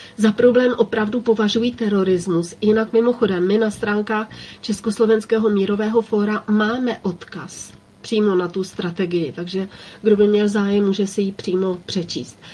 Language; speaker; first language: Czech; native; Czech